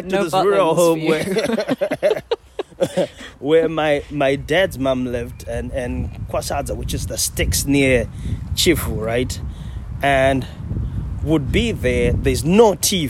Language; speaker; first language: English; non-native, local second language; Shona